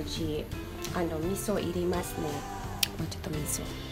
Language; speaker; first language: Japanese; non-native, fluent; Filipino